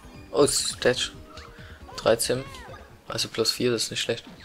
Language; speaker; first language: German; native; German